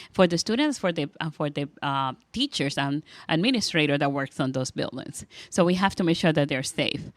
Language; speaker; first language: English; non-native, fluent; Spanish